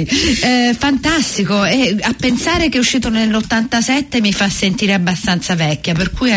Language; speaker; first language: Italian; native; Italian